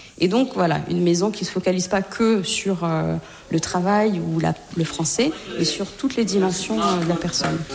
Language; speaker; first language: French; native; French